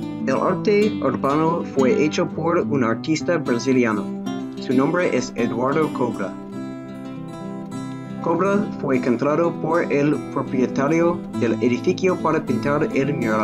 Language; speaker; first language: Spanish; non-native, learner; English